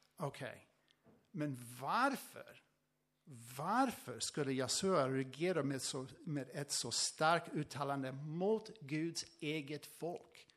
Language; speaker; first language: Swedish; non-native, fluent; English